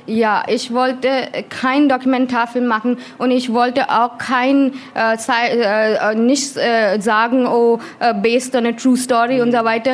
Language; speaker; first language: German; non-native, learner; Hindi